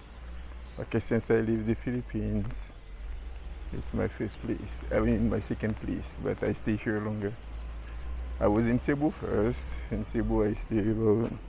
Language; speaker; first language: English; non-native, fluent; French